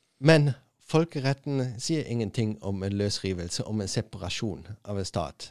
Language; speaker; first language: Norwegian; non-native, fluent; German